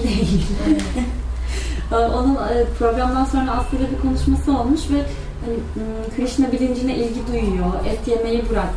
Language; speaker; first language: Turkish; native; Turkish